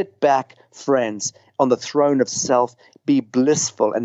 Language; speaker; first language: English; native; English